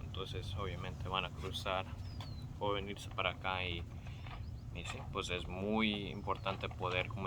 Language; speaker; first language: Spanish; early bilingual, heritage; Spanish